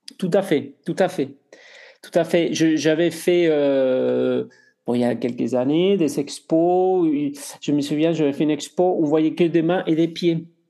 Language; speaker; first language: French; non-native, fluent; Spanish